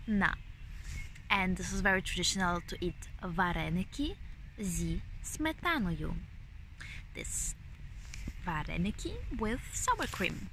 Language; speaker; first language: English; non-native, fluent; Ukrainian